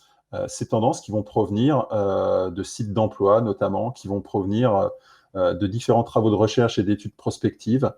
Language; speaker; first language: French; native; French